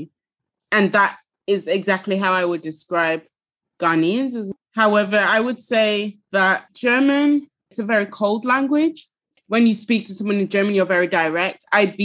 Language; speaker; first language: English; early bilingual, other home language; Ga